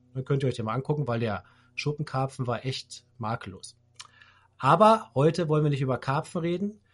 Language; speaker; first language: German; native; German